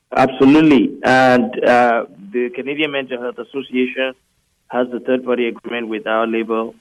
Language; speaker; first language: English; non-native, local second language; Yoruba